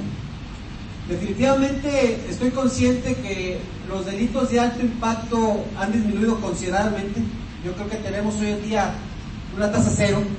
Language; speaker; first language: Spanish; native; Spanish